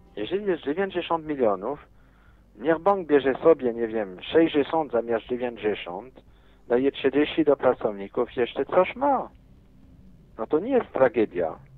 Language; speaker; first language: Polish; non-native, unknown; French